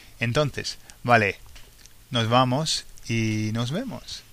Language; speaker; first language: Spanish; non-native, fluent; English